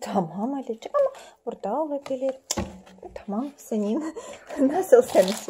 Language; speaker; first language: Turkish; non-native, learner; Russian